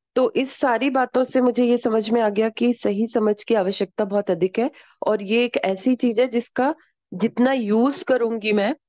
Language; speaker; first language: Hindi; native; Hindi